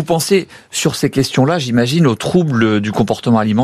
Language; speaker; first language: French; native; French